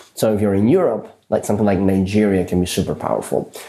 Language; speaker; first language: English; early bilingual, other home language; Spanish